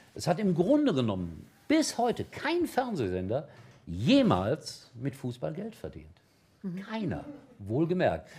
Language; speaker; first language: German; native; German